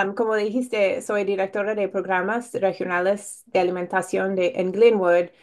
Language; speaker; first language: Spanish; non-native, fluent; English